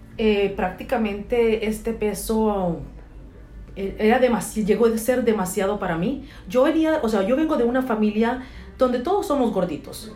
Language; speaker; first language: Spanish; early bilingual, heritage; English